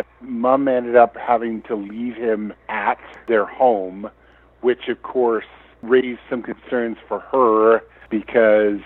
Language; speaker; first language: English; native; English